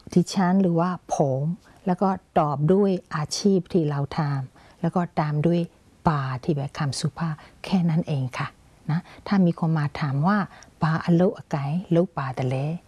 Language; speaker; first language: Thai; non-native, fluent; Burmese